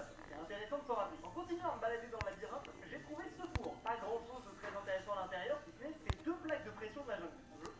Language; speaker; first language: French; native; French